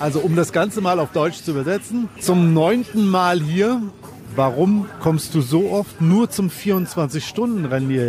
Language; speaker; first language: German; native; German